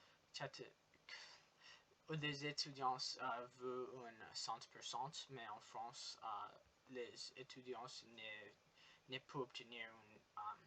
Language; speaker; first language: French; non-native, learner; English